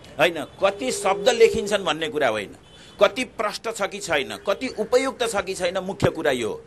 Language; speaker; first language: Nepali; native; Nepali